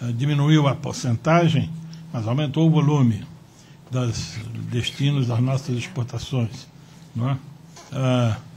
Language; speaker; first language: Portuguese; native; Portuguese